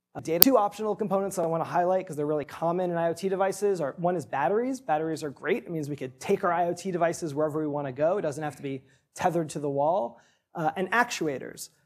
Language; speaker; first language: English; native; English